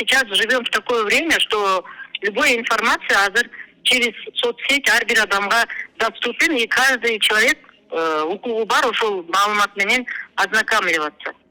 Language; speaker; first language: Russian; non-native, local second language; Kyrgyz